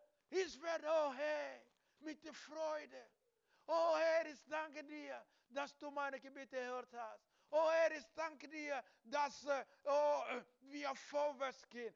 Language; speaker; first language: German; non-native, learner; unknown